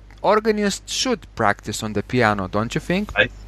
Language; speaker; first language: English; non-native, fluent; Lithuanian